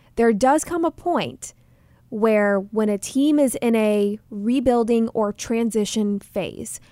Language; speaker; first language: English; native; English